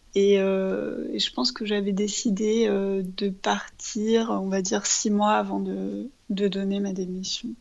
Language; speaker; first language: French; native; French